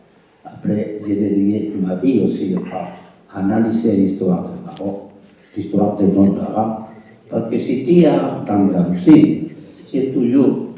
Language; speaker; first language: French; non-native, fluent; Spanish